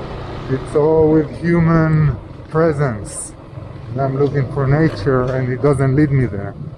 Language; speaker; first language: English; non-native, fluent; Hebrew